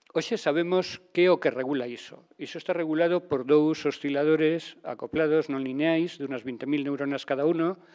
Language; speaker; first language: Galician; native; Galician